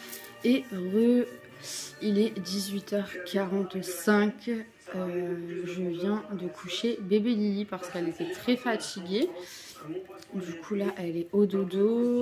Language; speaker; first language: French; native; French